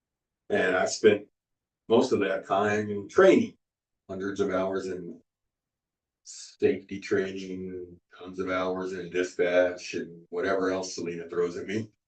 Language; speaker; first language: English; native; English